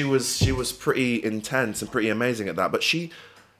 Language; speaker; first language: English; native; English